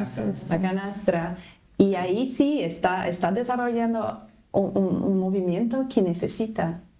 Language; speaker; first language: Spanish; non-native, fluent; Portuguese